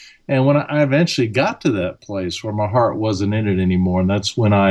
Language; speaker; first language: English; early bilingual, other home language; German